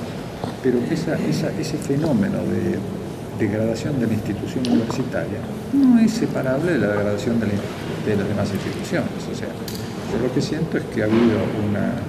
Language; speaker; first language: Spanish; native; Spanish